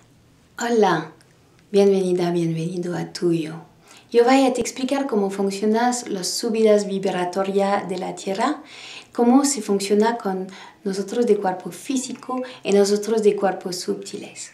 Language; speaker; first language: Spanish; non-native, learner; French